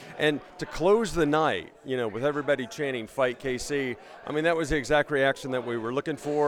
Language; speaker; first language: English; native; English